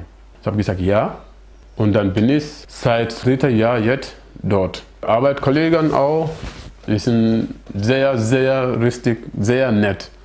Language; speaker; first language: German; non-native, learner; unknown